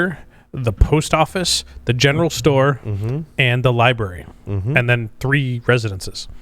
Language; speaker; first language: English; native; English